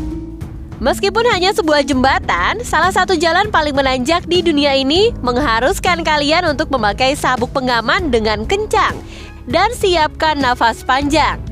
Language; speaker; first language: Indonesian; native; Indonesian